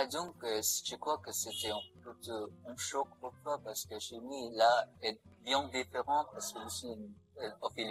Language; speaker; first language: French; non-native, learner; Filipino